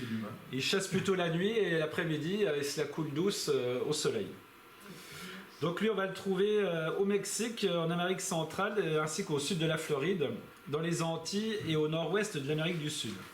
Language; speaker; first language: French; native; French